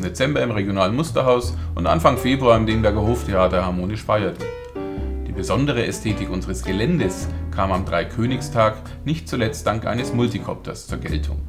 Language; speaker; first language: German; native; German